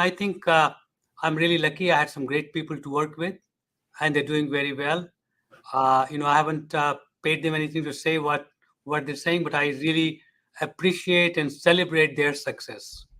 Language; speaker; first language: English; non-native, fluent; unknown